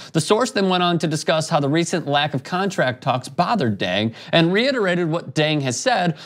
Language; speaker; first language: English; native; English